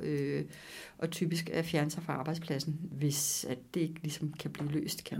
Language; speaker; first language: Danish; native; Danish